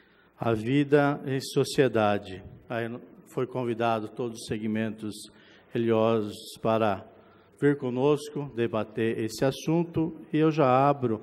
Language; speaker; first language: Portuguese; native; Portuguese